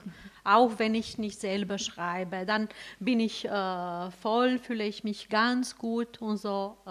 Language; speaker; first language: German; non-native, fluent; Albanian